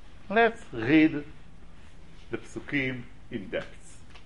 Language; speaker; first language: English; non-native, fluent; Hebrew